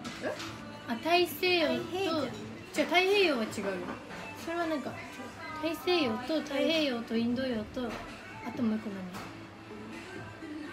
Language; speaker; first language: Japanese; native; Japanese